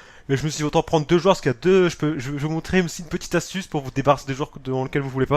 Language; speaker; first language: French; native; French